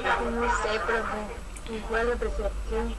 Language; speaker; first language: Spanish; native; Spanish